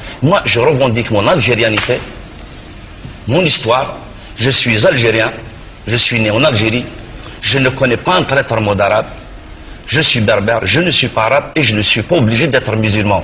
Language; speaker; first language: French; non-native, local second language; Kabyle